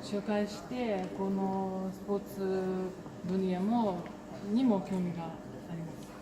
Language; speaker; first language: Japanese; non-native, fluent; Russian